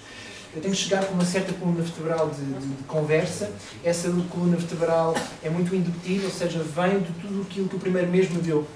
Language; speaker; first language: Portuguese; native; Portuguese